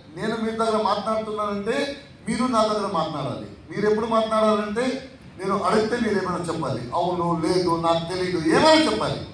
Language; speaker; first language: Telugu; non-native, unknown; Tulu